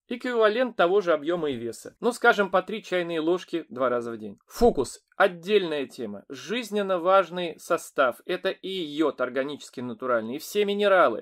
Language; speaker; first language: Russian; native; Russian